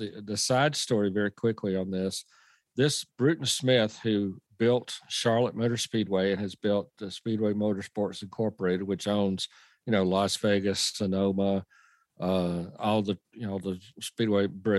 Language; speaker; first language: English; native; English